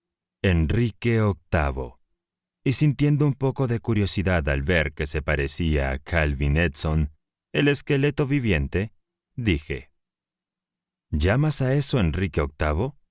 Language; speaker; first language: Spanish; native; Spanish